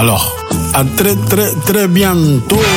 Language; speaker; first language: French; non-native, learner; Spanish